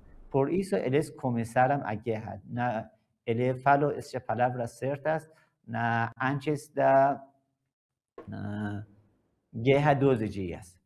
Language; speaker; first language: Portuguese; non-native, learner; Persian